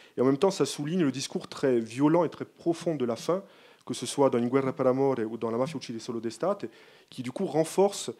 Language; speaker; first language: French; native; French